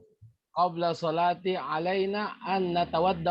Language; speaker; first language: Arabic; non-native, learner; Indonesian